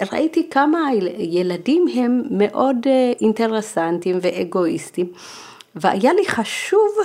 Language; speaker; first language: Hebrew; early bilingual, other home language; Amharic